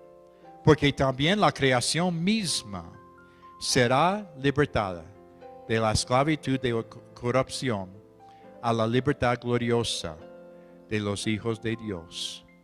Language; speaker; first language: Spanish; non-native, fluent; English